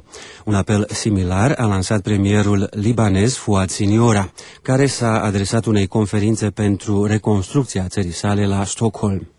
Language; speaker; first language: Romanian; native; Romanian